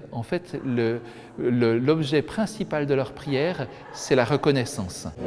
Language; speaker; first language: French; native; French